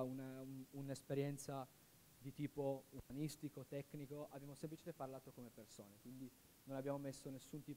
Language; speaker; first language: Italian; native; Italian